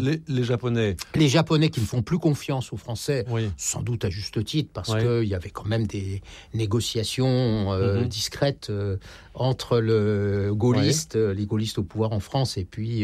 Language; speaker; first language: French; native; French